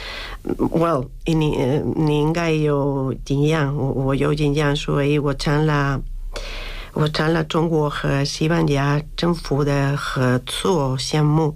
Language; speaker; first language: Chinese; non-native, fluent; Spanish